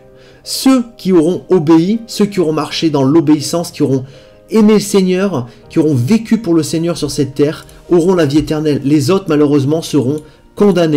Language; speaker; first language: French; native; French